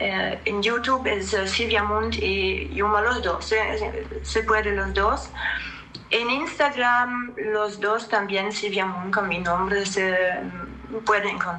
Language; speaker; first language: Spanish; non-native, fluent; French